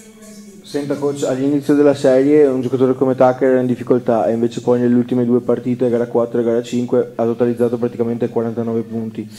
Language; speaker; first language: Italian; native; Italian